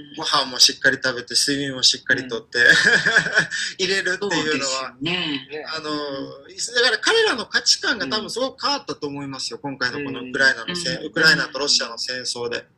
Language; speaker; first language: Japanese; non-native, fluent; Ukrainian